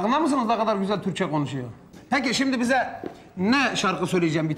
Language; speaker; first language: Turkish; native; Turkish